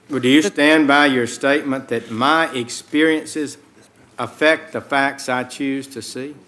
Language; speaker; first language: English; native; English